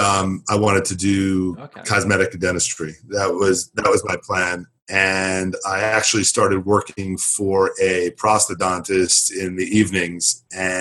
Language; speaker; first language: English; native; English